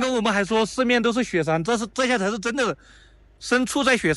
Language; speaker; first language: Chinese; native; Chinese